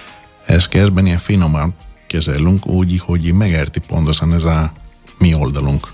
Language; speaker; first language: Hungarian; non-native, learner; Greek